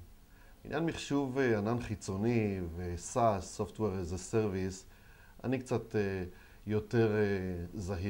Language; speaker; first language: Hebrew; native; Hebrew